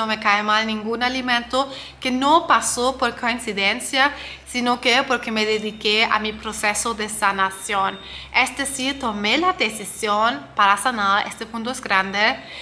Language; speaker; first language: Spanish; non-native, fluent; German